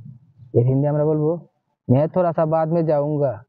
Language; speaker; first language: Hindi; non-native, learner; Bangla